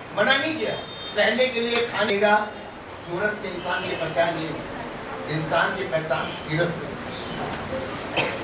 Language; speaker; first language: Hindi; non-native, local second language; Urdu